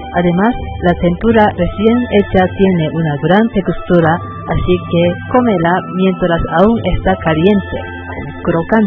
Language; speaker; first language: Spanish; non-native, learner; Japanese